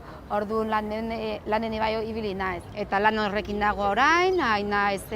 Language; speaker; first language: Basque; non-native, local second language; Spanish